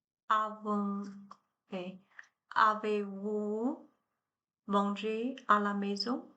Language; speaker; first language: French; non-native, learner; Chinese